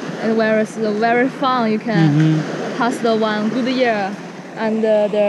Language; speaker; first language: English; non-native, learner; Chinese